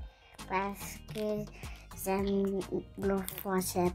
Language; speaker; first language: French; non-native, learner; English